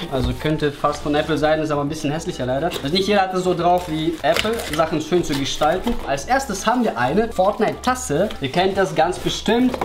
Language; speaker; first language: German; early bilingual, other home language; Russian